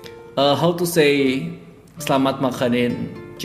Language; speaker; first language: English; non-native, learner; Indonesian